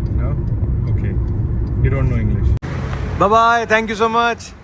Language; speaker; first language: English; non-native, local second language; Hindi